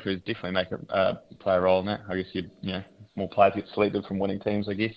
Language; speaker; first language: English; native; English